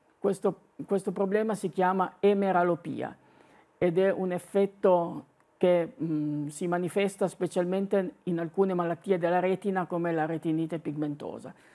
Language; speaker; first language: Italian; native; Italian